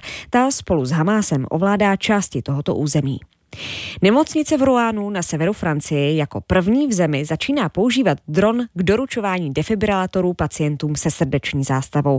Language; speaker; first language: Czech; native; Czech